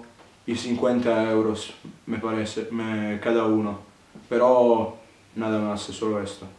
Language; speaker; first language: Spanish; non-native, learner; Italian